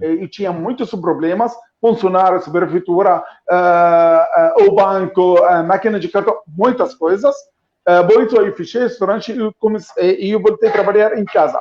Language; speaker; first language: Portuguese; non-native, fluent; Arabic